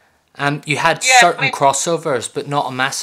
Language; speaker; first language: English; native; English